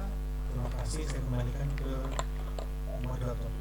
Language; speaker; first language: Indonesian; native; Indonesian